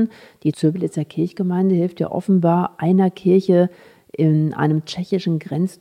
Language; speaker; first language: German; native; German